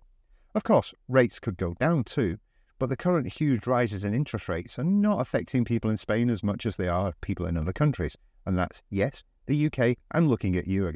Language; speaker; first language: English; native; English